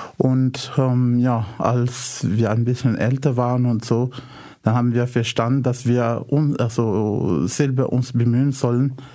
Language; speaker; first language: German; non-native, fluent; Arabic